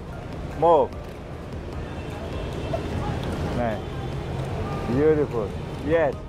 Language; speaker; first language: English; non-native, learner; Indonesian